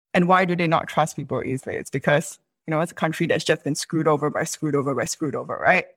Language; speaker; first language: English; native; English